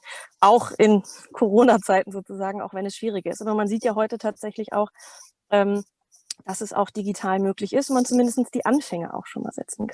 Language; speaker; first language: German; native; German